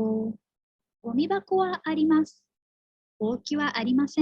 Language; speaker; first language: Japanese; non-native, learner; Indonesian